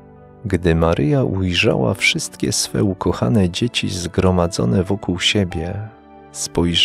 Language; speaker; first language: Polish; native; Polish